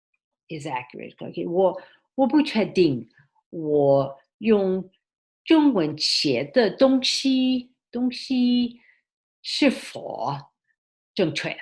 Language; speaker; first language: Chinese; early bilingual, heritage; Chinese